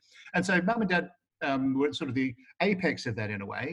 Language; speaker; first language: English; native; English